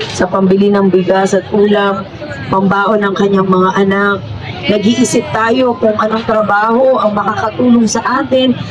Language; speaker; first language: Filipino; native; Filipino